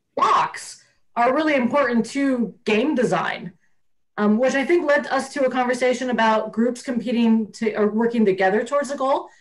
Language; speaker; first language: English; native; English